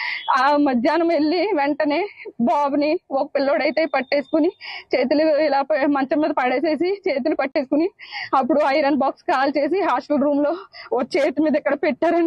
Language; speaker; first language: Telugu; native; Telugu